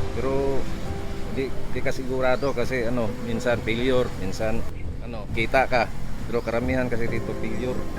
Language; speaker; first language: Filipino; non-native, local second language; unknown